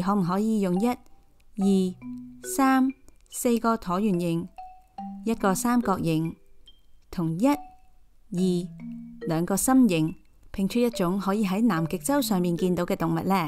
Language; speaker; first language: Cantonese; native; Cantonese